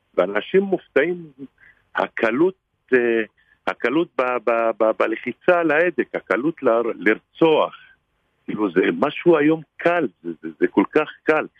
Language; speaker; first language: Hebrew; non-native, local second language; Arabic